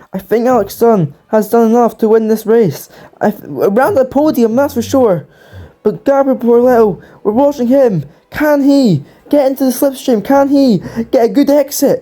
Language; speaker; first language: English; native; English